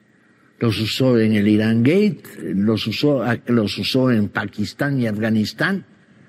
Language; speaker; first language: Spanish; native; Spanish